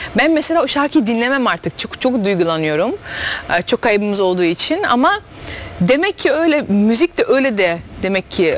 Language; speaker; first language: Turkish; early bilingual, heritage; Turkish